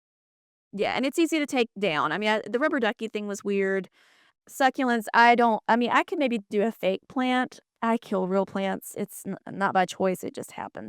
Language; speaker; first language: English; native; English